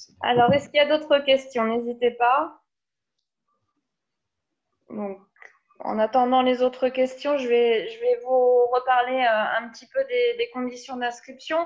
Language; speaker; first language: French; native; French